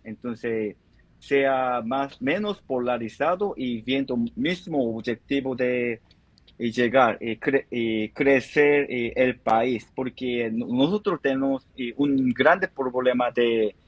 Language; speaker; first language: Spanish; non-native, fluent; Korean